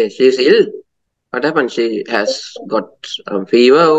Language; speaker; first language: English; non-native, local second language; Sinhala